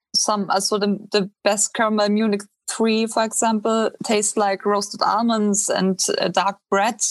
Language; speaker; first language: English; non-native, fluent; German